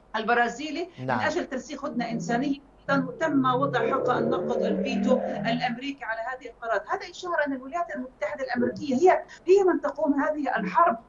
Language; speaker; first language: Arabic; native; Arabic